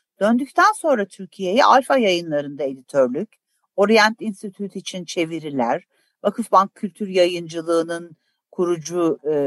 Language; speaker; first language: Turkish; native; Turkish